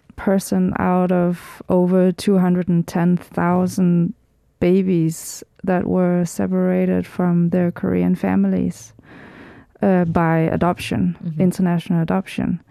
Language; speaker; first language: English; early bilingual, heritage; Danish